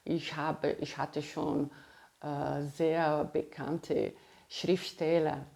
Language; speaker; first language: German; non-native, fluent; Portuguese